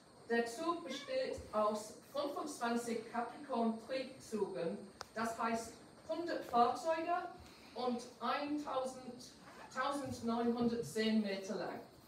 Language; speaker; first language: German; non-native, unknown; English